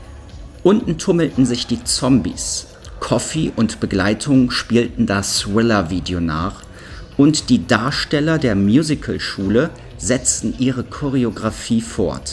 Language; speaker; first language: German; native; German